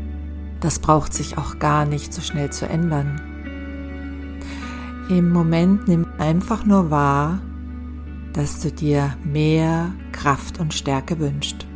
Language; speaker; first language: German; native; German